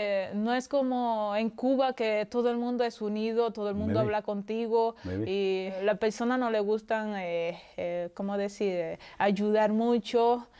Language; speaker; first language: Spanish; non-native, local second language; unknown